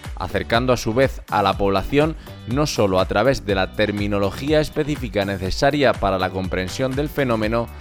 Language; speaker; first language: Spanish; native; Spanish